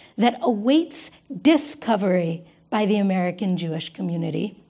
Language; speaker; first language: English; native; English